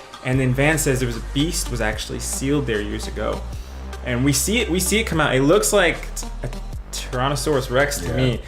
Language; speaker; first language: English; native; English